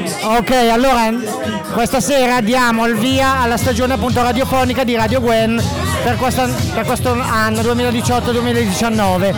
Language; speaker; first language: Italian; native; Italian